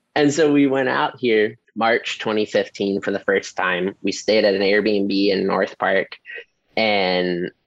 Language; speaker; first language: English; native; English